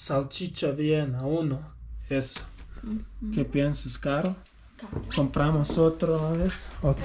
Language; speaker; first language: Spanish; non-native, learner; Croatian